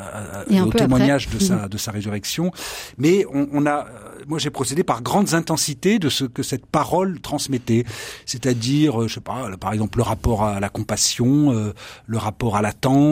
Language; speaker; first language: French; native; French